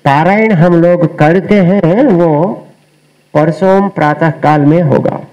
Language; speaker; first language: Hindi; non-native, local second language; Telugu